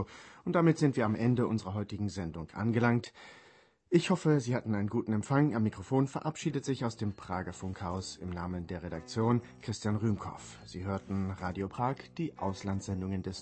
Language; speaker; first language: German; native; German